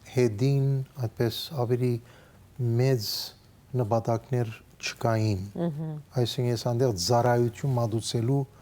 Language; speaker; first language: Armenian; early bilingual, heritage; Armenian